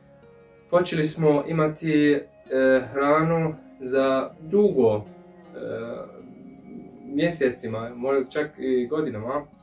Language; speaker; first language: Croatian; early bilingual, heritage; English